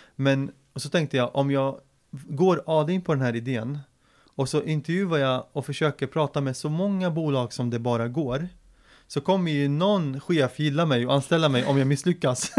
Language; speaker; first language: Swedish; early bilingual, other home language; Arabic